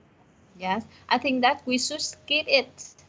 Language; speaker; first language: English; non-native, learner; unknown